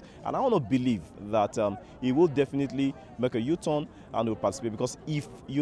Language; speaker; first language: English; non-native, local second language; Yoruba